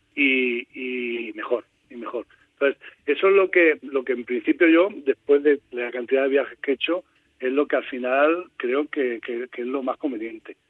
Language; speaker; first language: Spanish; native; Spanish